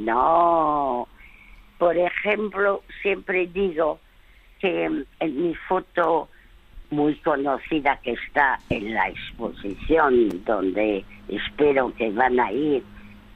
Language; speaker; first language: Spanish; early bilingual, other home language; French